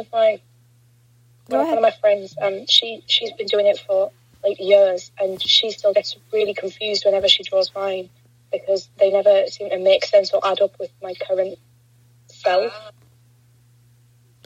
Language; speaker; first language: English; native; English